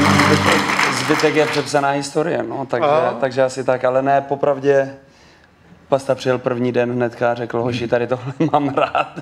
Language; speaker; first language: Czech; native; Czech